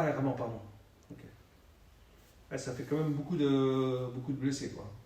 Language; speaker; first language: French; native; French